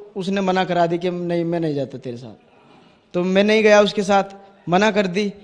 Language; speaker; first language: Hindi; native; Hindi